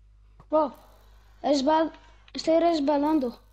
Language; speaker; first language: Spanish; non-native, learner; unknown